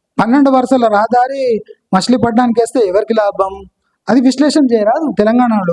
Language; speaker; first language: Telugu; non-native, local second language; Kannada